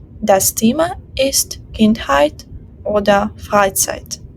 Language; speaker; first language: German; non-native, fluent; Ukrainian